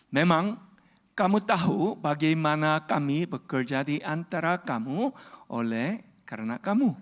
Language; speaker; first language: Indonesian; non-native, fluent; Korean